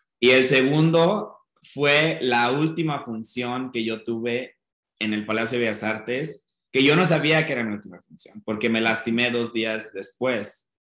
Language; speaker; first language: Spanish; non-native, fluent; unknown